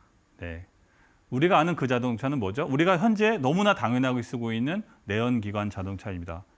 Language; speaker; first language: Korean; native; Korean